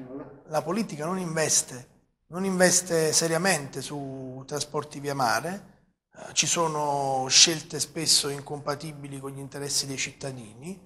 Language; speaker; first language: Italian; native; Italian